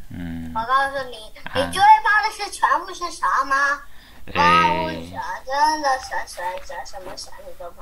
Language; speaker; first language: Chinese; early bilingual, heritage; Chinese